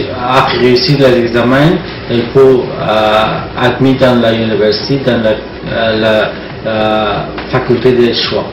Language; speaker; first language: French; non-native, learner; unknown